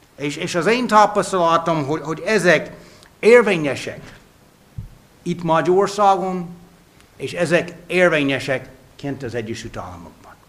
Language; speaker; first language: Hungarian; non-native, fluent; English